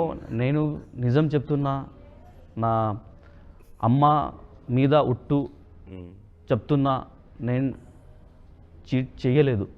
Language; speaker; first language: Telugu; non-native, local second language; Hindi